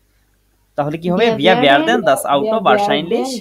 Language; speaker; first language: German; non-native, fluent; Bangla